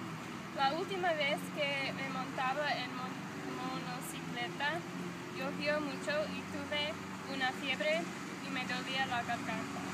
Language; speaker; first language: Spanish; non-native, learner; English